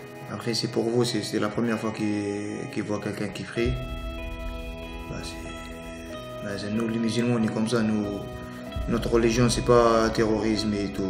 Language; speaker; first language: French; non-native, local second language; Arabic